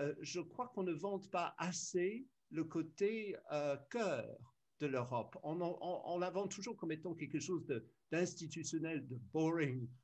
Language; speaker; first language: French; early bilingual, other home language; English